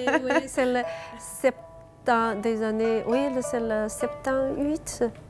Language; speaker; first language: French; non-native, learner; Chinese